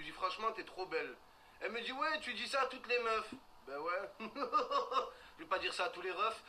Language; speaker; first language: French; native; French